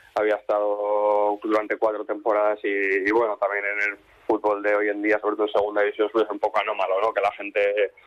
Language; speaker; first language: Spanish; native; Spanish